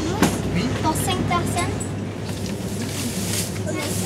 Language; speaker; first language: French; early bilingual, heritage; English